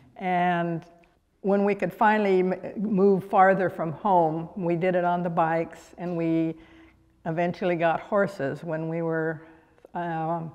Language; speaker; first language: English; native; English